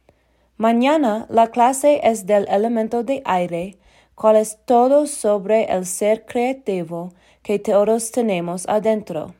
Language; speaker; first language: Spanish; non-native, learner; English